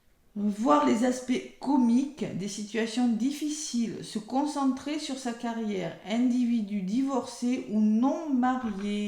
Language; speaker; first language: French; native; French